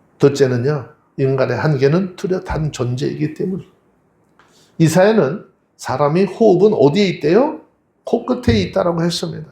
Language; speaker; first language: Korean; native; Korean